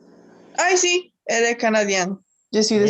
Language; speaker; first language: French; non-native, learner; Spanish